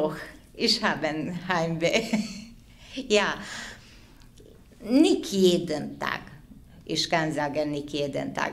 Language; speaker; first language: German; non-native, learner; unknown